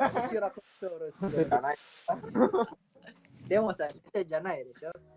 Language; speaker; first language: Japanese; non-native, local second language; Indonesian